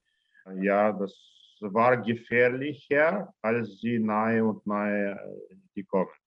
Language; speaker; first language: German; non-native, learner; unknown